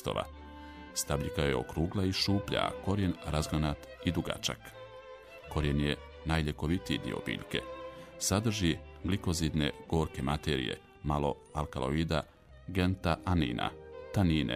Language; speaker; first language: Croatian; native; Croatian